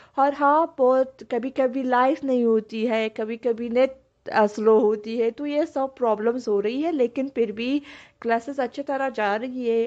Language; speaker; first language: Hindi; non-native, fluent; Persian